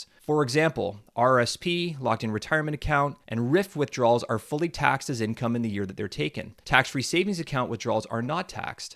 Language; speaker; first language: English; native; English